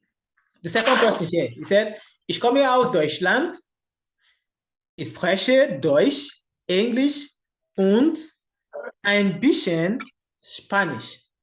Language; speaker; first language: German; non-native, learner; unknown